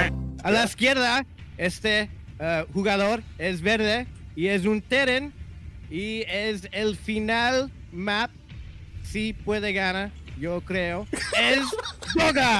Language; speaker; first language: Spanish; non-native, learner; English